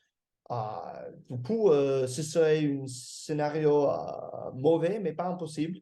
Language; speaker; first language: French; non-native, fluent; English